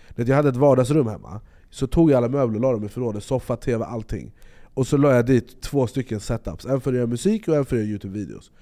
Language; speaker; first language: Swedish; native; Swedish